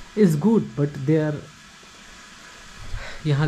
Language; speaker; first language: English; non-native, learner; Hindi